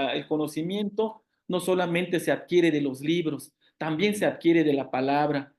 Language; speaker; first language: Spanish; non-native, local second language; Zapotec